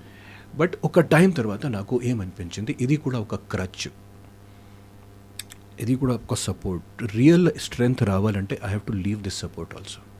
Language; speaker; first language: Telugu; non-native, fluent; Hindi